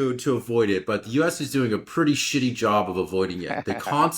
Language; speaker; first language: English; native; English